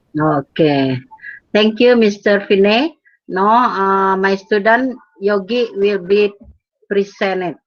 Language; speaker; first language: English; non-native, fluent; Indonesian